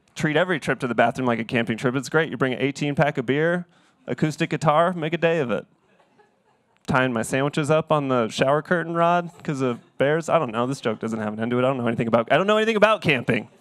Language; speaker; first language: English; native; English